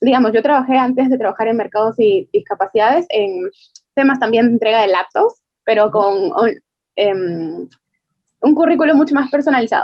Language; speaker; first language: Spanish; native; Spanish